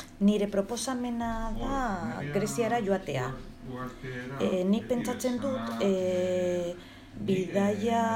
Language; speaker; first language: Basque; non-native, learner; Spanish